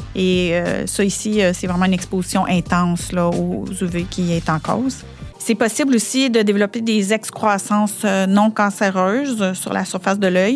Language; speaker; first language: French; native; French